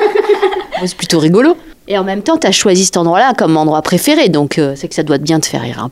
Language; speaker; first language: French; native; French